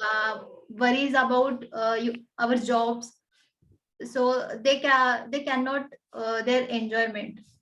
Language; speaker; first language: English; non-native, learner; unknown